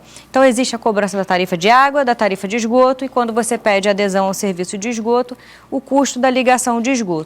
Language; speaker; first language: Portuguese; native; Portuguese